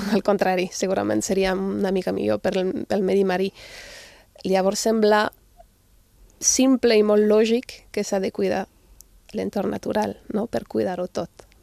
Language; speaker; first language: Catalan; non-native, fluent; German